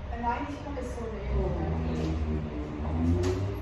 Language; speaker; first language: German; non-native, learner; Thai